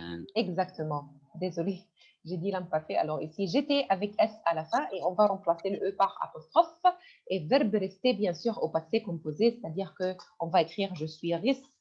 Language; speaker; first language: French; non-native, fluent; Arabic